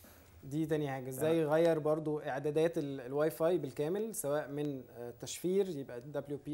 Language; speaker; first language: Arabic; native; Arabic